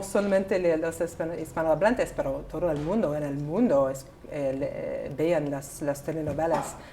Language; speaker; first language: Spanish; non-native, learner; English